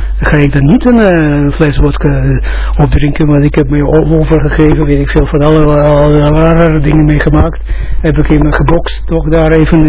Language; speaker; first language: Dutch; non-native, fluent; Russian